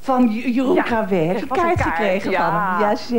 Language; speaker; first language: Dutch; native; Dutch